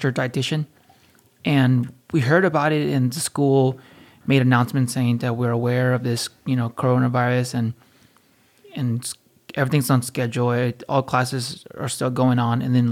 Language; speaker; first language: English; native; English